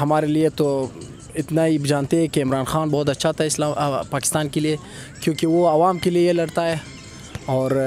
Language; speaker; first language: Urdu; non-native, fluent; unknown